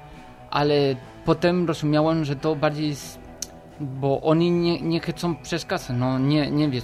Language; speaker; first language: Polish; non-native, learner; Spanish